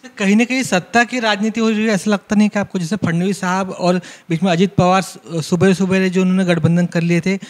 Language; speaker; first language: Hindi; non-native, local second language; Marathi